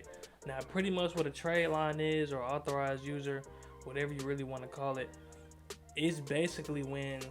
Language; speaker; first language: English; native; English